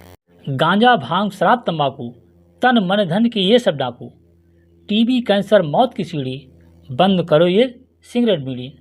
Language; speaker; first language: Hindi; native; Hindi